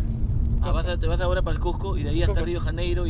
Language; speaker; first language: Spanish; native; Spanish